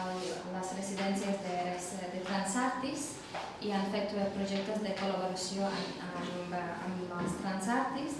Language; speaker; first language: Catalan; non-native, fluent; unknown